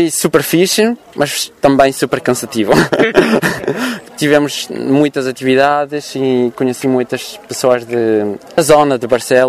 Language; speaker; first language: Portuguese; non-native, fluent; Bulgarian